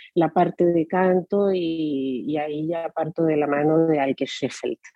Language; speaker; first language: Spanish; native; Spanish